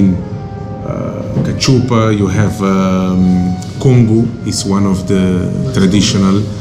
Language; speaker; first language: English; non-native, local second language; Kabuverdianu